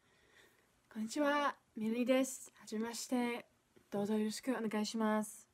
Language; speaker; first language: Japanese; non-native, learner; English